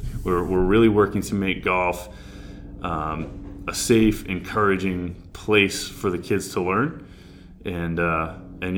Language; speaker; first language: English; native; English